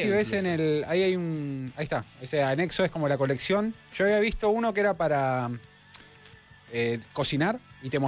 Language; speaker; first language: Spanish; native; Spanish